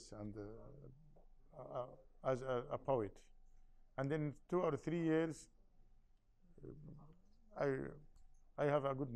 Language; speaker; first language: English; non-native, learner; Arabic